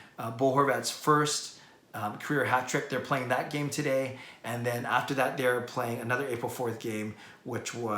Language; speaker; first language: English; native; English